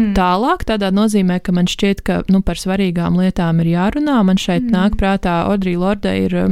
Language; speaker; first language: Latvian; native; Latvian